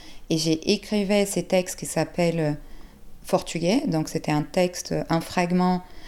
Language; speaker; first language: French; non-native, fluent; Portuguese